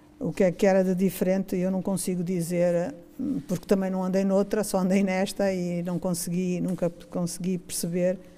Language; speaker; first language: Portuguese; native; Portuguese